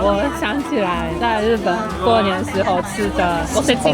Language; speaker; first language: Chinese; non-native, learner; Japanese